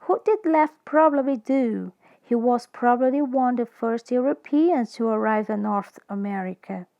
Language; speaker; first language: English; non-native, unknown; Portuguese